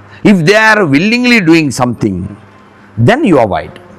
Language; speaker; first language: English; non-native, local second language; Telugu